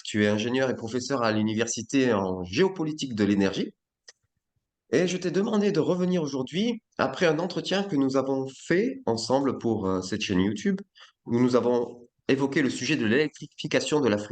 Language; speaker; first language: French; native; French